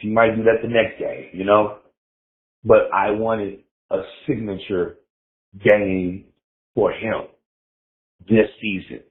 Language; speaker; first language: English; native; English